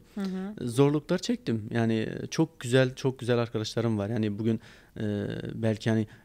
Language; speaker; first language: Turkish; non-native, local second language; Kurdish